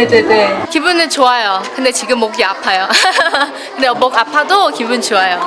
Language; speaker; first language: Korean; non-native, fluent; Chinese